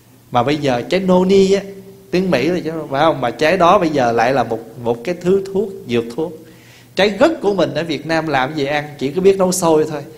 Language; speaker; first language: Vietnamese; early bilingual, heritage; Vietnamese